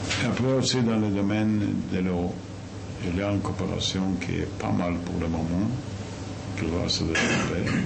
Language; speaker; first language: French; non-native, fluent; Yiddish